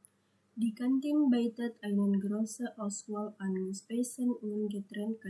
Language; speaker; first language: German; non-native, learner; Indonesian